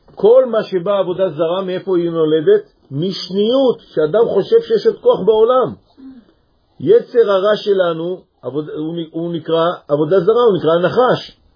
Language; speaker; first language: Hebrew; native; Hebrew